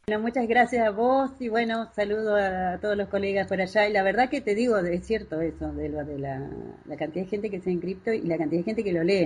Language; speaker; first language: Spanish; native; Spanish